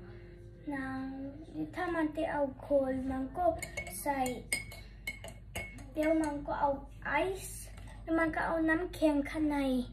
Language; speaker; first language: Thai; early bilingual, heritage; Swedish